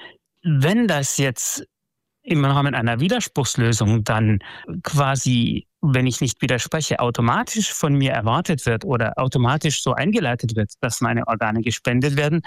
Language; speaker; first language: German; native; German